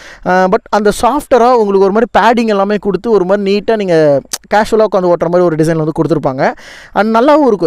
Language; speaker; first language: Tamil; native; Tamil